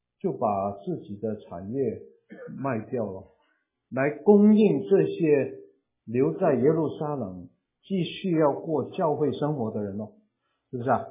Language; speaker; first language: Chinese; non-native, local second language; Cantonese